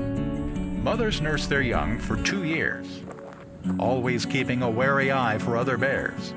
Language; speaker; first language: English; native; English